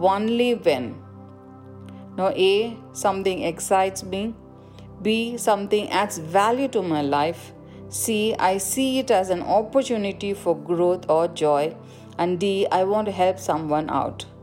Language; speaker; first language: English; non-native, local second language; Tamil